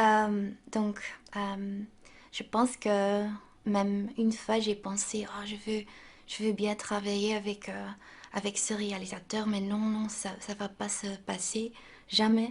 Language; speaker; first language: French; non-native, local second language; Dutch